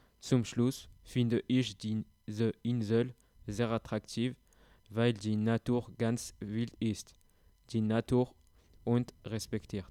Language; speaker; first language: German; non-native, learner; French